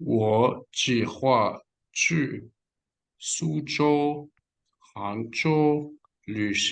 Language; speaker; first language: Chinese; non-native, learner; Spanish